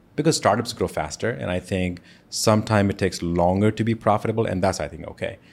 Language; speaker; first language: English; non-native, local second language; Hindi